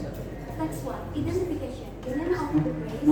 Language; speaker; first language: English; non-native, learner; Indonesian